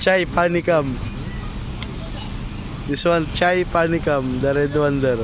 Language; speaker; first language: English; non-native, local second language; Filipino